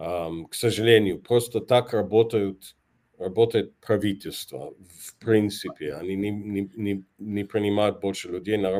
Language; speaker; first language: Russian; non-native, fluent; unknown